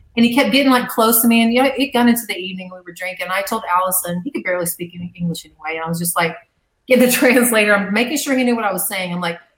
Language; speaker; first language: English; native; English